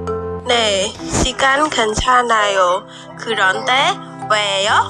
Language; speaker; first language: Korean; non-native, learner; Khmer